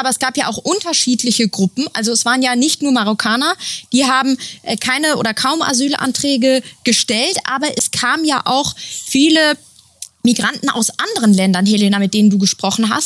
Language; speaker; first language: German; native; German